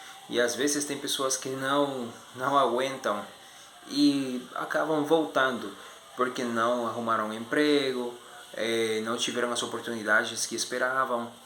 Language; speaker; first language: Portuguese; non-native, fluent; Spanish